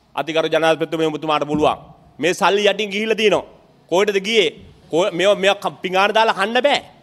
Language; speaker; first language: Sinhala; native; Sinhala